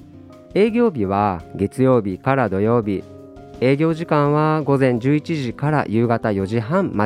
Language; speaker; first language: Japanese; native; Japanese